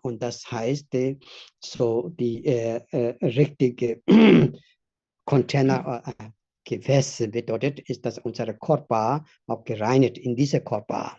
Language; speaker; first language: German; non-native, fluent; Tibetan